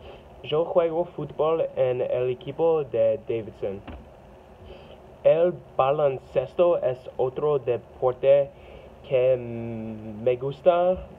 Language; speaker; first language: Spanish; non-native, learner; English